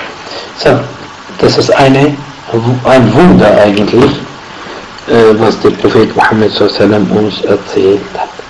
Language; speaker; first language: German; non-native, fluent; Arabic